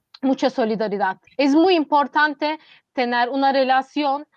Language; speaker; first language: Spanish; non-native, fluent; Turkish